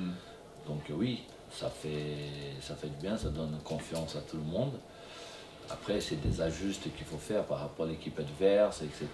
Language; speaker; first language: French; non-native, fluent; Portuguese